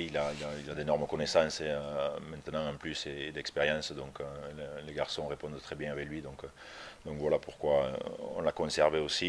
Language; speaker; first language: French; native; French